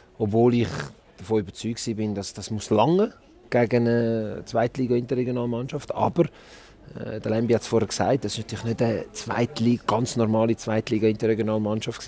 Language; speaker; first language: German; early bilingual, other home language; Italian